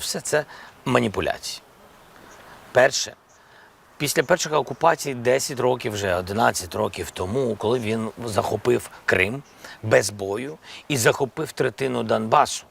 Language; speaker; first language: Ukrainian; non-native, local second language; Russian